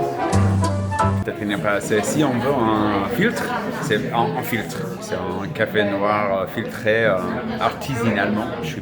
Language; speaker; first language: French; non-native, fluent; English